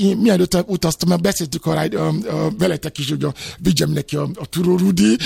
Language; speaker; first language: Hungarian; non-native, learner; Yoruba